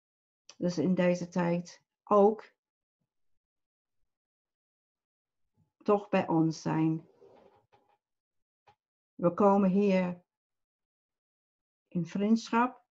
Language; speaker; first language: Dutch; non-native, fluent; English